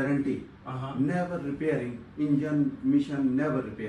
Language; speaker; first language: English; non-native, learner; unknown